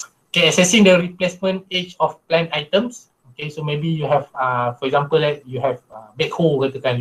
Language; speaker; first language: English; non-native, local second language; Malay